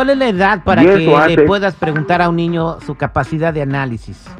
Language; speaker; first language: Spanish; native; Spanish